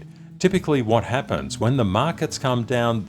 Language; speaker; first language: English; native; English